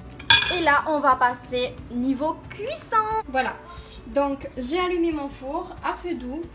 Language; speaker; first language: French; native; French